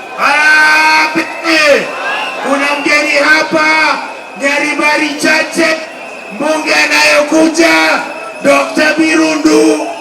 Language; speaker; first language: Swahili; non-native, local second language; Kamba